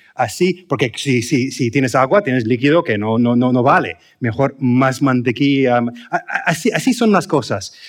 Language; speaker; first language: Spanish; non-native, fluent; English